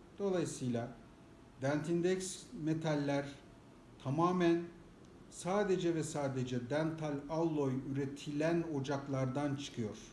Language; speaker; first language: Turkish; native; Turkish